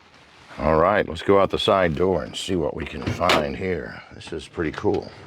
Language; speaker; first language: English; native; English